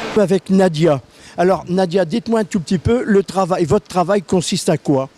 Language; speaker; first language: French; native; French